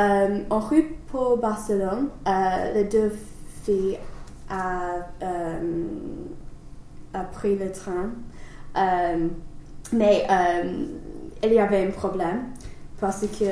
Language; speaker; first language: French; non-native, learner; English